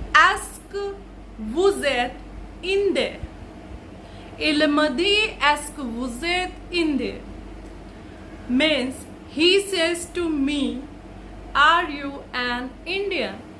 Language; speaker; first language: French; non-native, fluent; Hindi